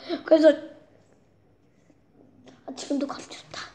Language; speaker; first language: Korean; early bilingual, heritage; Korean